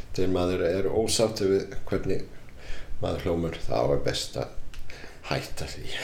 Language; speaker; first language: Icelandic; non-native, fluent; English